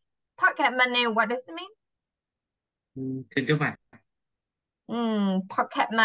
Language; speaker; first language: English; non-native, fluent; Vietnamese